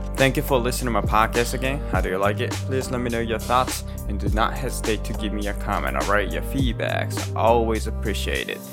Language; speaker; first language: English; non-native, fluent; Japanese